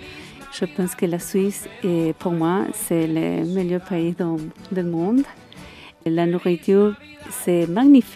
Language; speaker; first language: French; non-native, learner; Spanish